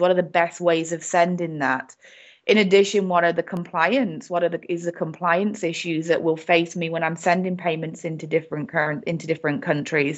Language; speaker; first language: English; native; English